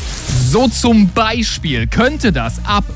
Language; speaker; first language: German; native; German